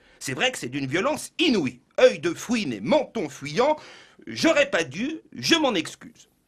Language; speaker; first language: French; native; French